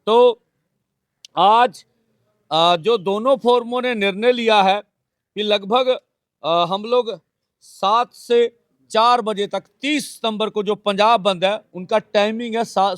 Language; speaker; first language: Hindi; non-native, local second language; Punjabi